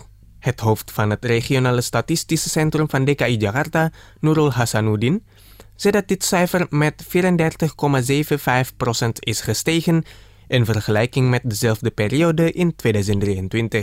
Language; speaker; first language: Dutch; non-native, fluent; Indonesian